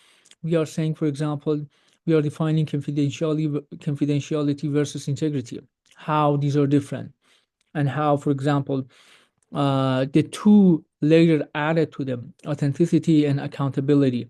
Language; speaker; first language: English; non-native, fluent; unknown